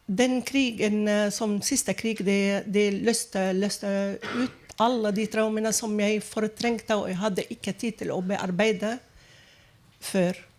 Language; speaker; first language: Norwegian; non-native, fluent; Arabic